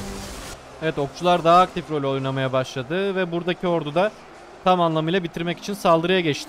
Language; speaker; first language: Turkish; native; Turkish